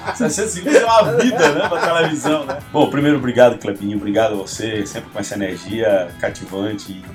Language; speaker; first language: Portuguese; native; Portuguese